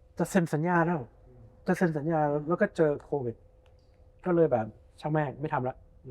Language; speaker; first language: Thai; early bilingual, heritage; Thai